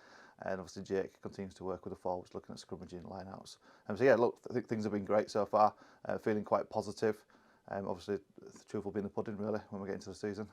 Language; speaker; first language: English; native; English